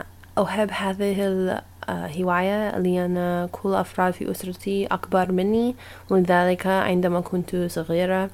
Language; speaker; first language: Arabic; non-native, learner; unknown